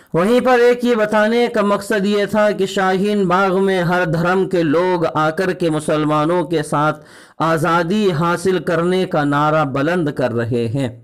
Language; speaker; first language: Urdu; native; Urdu